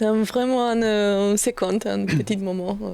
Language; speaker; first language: French; non-native, learner; Slovak